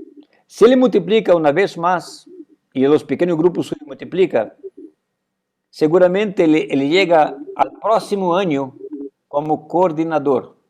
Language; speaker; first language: Portuguese; non-native, learner; Spanish